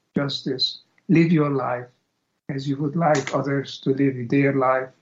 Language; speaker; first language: English; non-native, fluent; Hungarian